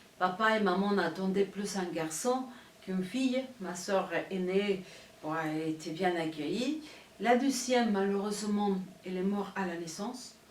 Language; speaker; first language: French; non-native, fluent; Spanish